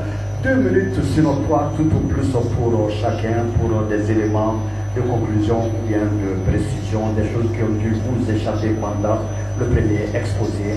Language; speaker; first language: French; native; French